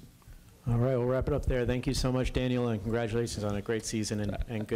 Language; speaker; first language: English; native; English